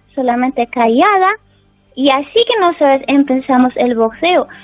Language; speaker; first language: Spanish; non-native, learner; Persian